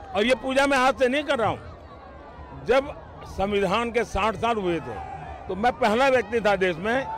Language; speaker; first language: Hindi; non-native, local second language; Gujarati